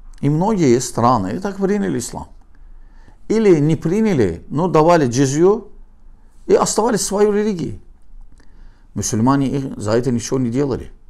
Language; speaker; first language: Russian; non-native, learner; Azerbaijani